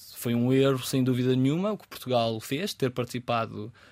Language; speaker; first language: Portuguese; native; Portuguese